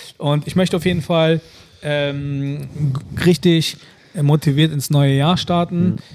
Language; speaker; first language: German; early bilingual, other home language; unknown